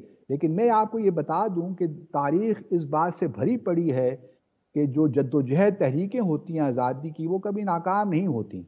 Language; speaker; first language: Urdu; native; Urdu